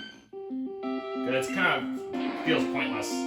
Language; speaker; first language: English; native; English